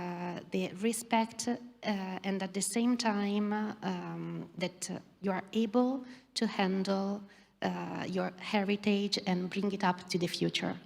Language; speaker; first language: English; non-native, fluent; Italian